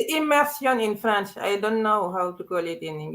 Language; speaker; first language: English; non-native, learner; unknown